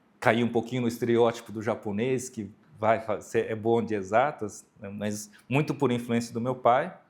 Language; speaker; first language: Portuguese; early bilingual, other home language; Japanese